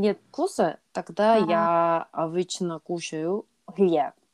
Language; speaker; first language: Russian; non-native, learner; Korean